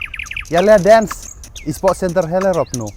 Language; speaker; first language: Danish; non-native, learner; Indonesian